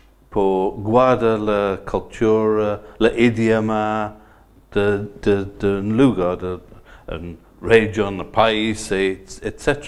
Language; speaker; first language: Spanish; non-native, learner; English